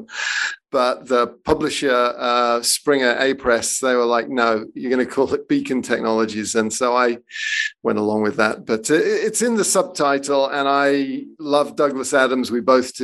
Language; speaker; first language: English; native; English